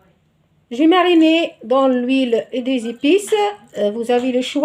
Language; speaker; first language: French; non-native, local second language; Arabic